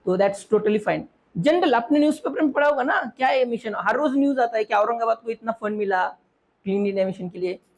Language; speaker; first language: Hindi; non-native, local second language; Marathi